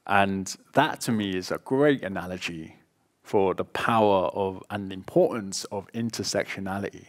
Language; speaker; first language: English; native; English